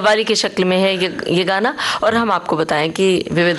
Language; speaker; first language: Hindi; native; Hindi